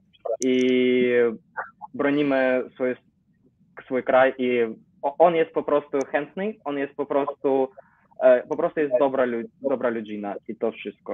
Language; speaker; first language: Polish; non-native, learner; Ukrainian